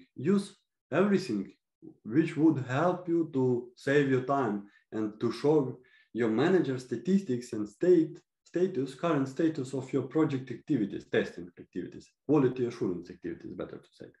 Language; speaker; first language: English; non-native, fluent; Ukrainian